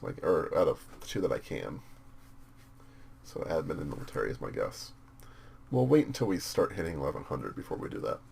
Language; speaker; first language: English; native; English